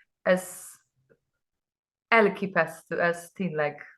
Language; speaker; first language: Hungarian; non-native, learner; Polish